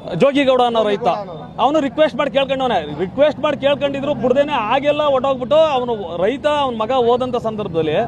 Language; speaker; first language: Kannada; native; Kannada